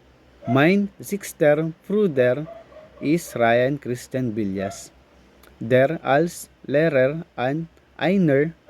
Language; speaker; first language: German; non-native, learner; Filipino